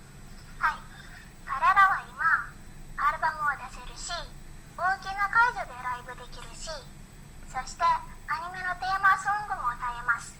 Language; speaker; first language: Japanese; non-native, learner; Indonesian